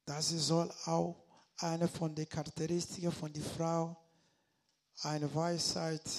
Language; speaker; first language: German; non-native, learner; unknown